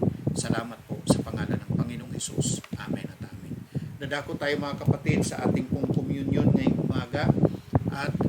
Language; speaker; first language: Filipino; native; Filipino